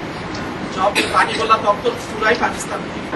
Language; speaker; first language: Hindi; non-native, learner; Bangla